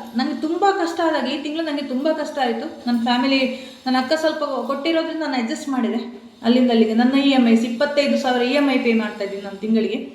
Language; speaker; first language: Kannada; non-native, local second language; Tulu